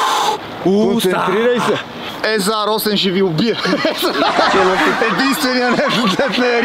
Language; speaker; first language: Bulgarian; native; Bulgarian